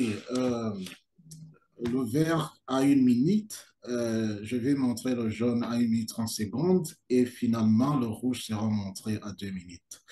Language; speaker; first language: French; non-native, local second language; Kinyarwanda